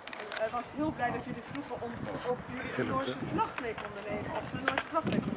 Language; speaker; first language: Dutch; native; Dutch